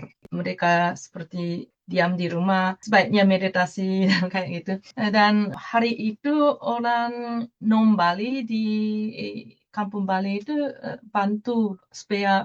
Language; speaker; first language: Indonesian; non-native, fluent; Japanese